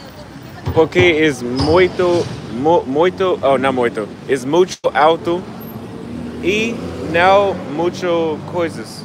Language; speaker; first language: Spanish; non-native, learner; English